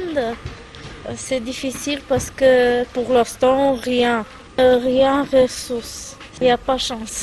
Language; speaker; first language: French; non-native, learner; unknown